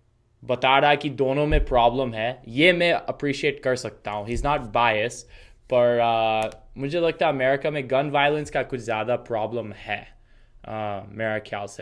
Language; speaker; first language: Hindi; non-native, fluent; English